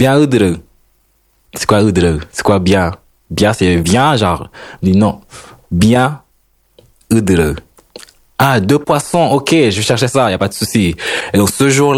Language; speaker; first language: French; non-native, fluent; Spanish